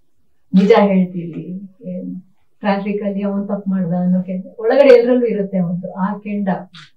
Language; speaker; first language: Kannada; native; Kannada